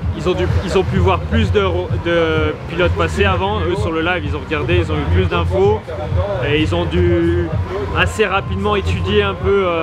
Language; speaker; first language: French; native; French